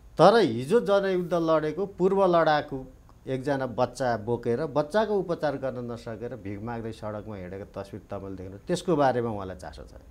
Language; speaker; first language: Nepali; native; Nepali